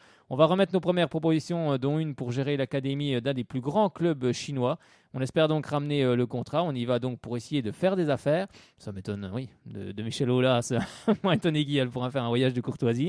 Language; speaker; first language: French; native; French